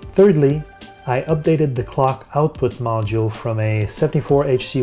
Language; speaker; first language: English; native; English